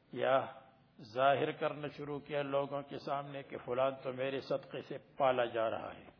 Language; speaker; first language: Urdu; native; Urdu